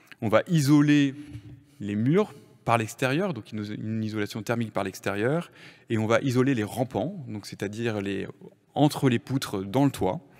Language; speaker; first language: French; native; French